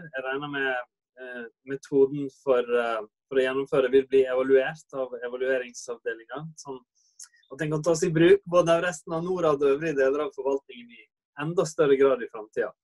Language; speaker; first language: Norwegian; native; Norwegian